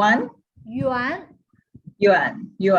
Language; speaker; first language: Chinese; non-native, learner; English